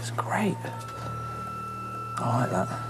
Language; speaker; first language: English; native; English